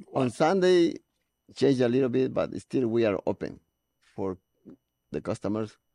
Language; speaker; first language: English; non-native, learner; Spanish